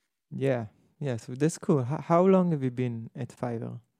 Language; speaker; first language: English; non-native, fluent; Hebrew